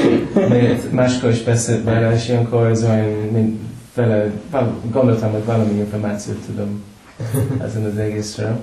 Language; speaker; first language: Hungarian; non-native, learner; English